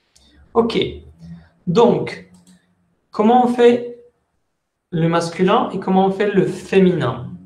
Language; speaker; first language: French; non-native, fluent; Spanish